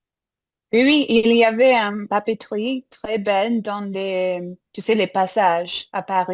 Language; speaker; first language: French; non-native, fluent; English